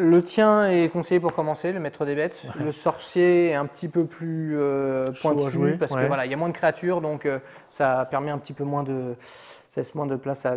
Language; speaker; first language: French; native; French